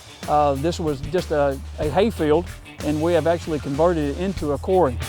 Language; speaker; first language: English; native; English